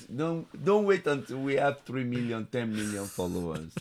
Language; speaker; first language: English; non-native, local second language; Yoruba